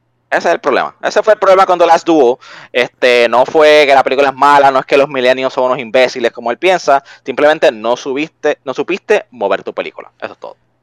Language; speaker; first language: Spanish; native; Spanish